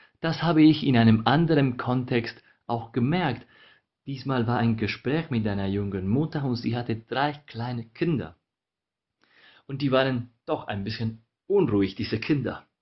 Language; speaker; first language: German; non-native, fluent; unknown